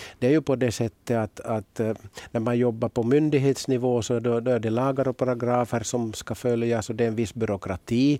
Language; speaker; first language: Swedish; native; Swedish